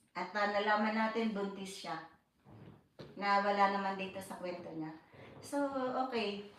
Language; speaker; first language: Filipino; non-native, local second language; Cebuano